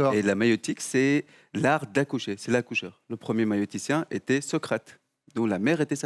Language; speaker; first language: French; native; French